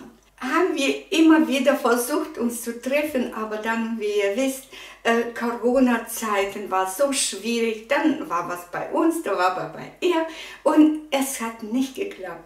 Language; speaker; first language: German; non-native, fluent; Russian